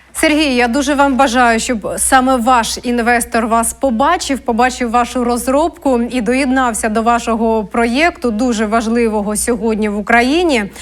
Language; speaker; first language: Ukrainian; native; Ukrainian